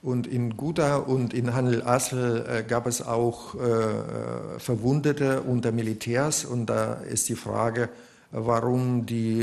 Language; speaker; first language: German; non-native, fluent; Russian